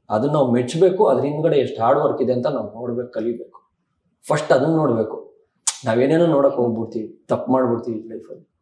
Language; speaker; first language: Kannada; native; Kannada